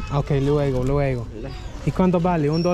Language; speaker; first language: Spanish; non-native, fluent; English